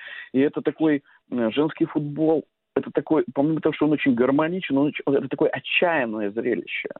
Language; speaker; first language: Russian; native; Russian